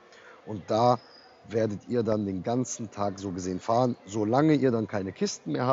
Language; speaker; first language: German; native; German